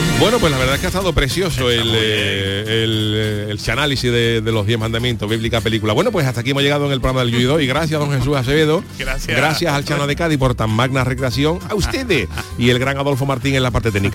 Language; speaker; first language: Spanish; native; Spanish